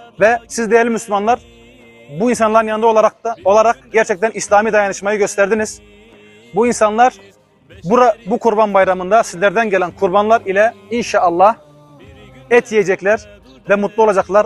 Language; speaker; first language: Turkish; non-native, fluent; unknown